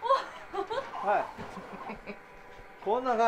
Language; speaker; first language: Japanese; native; Japanese